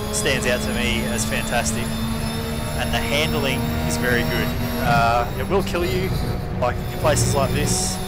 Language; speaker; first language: English; native; English